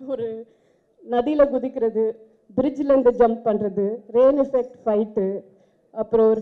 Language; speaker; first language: Tamil; non-native, fluent; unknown